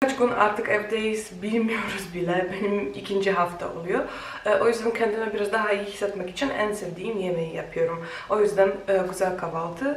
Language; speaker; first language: Turkish; non-native, fluent; Polish